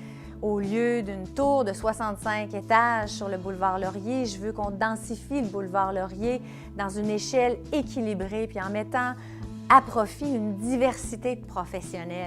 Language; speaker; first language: French; native; French